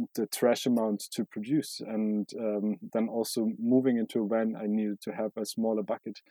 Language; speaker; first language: English; non-native, fluent; German